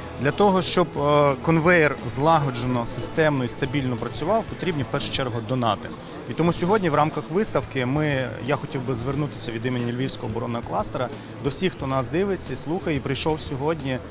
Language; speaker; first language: Ukrainian; native; Ukrainian